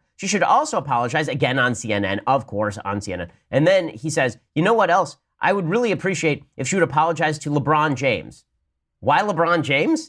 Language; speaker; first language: English; native; English